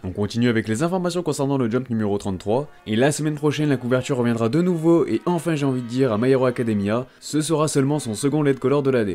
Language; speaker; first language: French; native; French